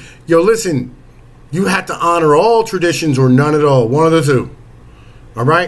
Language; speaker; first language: English; native; English